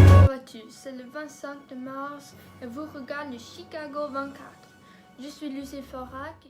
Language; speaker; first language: French; non-native, learner; English